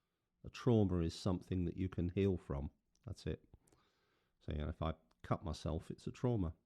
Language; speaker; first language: English; native; English